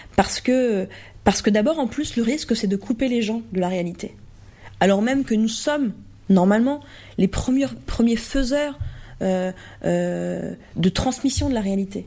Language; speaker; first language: French; native; French